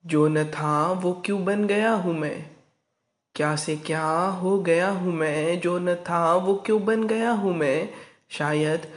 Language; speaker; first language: Hindi; non-native, local second language; Marathi